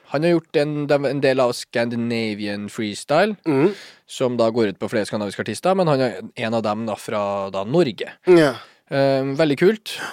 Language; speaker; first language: Norwegian; native; Norwegian